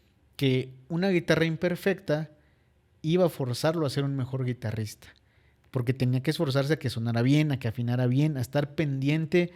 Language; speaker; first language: Spanish; native; Spanish